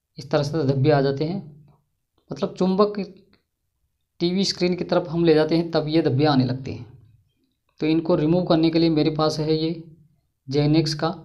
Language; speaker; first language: Hindi; native; Hindi